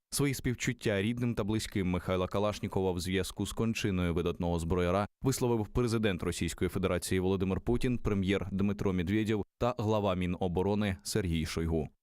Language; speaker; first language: Ukrainian; native; Ukrainian